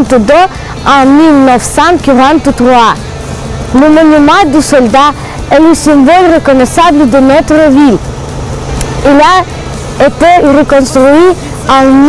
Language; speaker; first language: French; non-native, learner; Russian